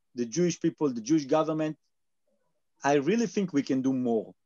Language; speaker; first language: English; non-native, learner; Hebrew